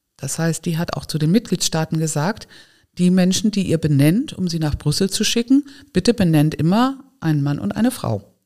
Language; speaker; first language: German; native; German